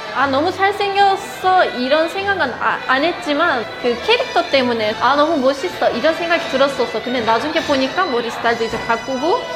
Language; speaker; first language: Korean; non-native, fluent; Turkish